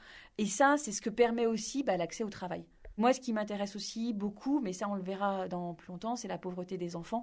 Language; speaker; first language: French; native; French